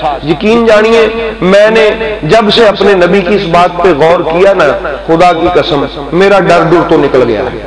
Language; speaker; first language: Hindi; non-native, local second language; Punjabi